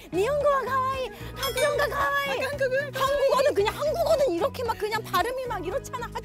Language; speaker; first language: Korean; native; Korean